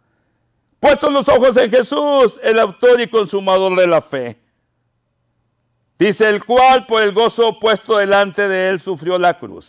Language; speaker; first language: Spanish; native; Spanish